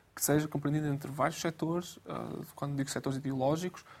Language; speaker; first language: Portuguese; native; Portuguese